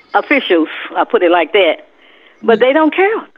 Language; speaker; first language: English; native; English